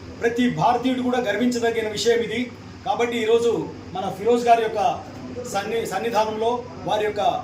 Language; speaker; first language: Telugu; native; Telugu